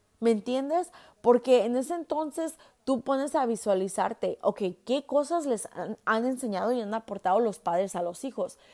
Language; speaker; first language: Spanish; early bilingual, heritage; Spanish